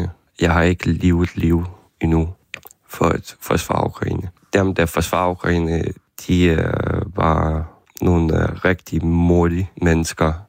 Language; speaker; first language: Danish; non-native, fluent; Ukrainian